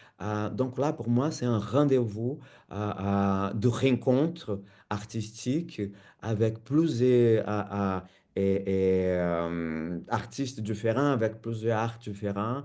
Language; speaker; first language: French; non-native, fluent; Portuguese